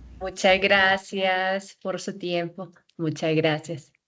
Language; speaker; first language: Spanish; non-native, fluent; Korean